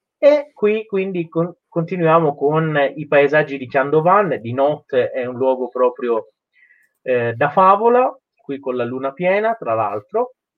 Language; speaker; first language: Italian; non-native, fluent; Persian